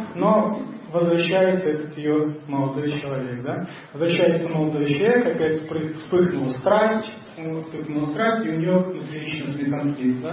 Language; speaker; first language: Russian; native; Russian